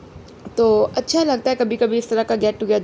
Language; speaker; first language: Urdu; native; Urdu